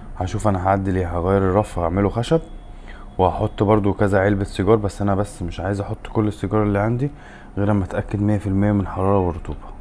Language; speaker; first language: Arabic; native; Arabic